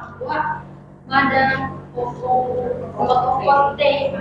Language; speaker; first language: Japanese; non-native, learner; Indonesian